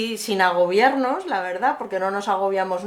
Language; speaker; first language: Spanish; native; Spanish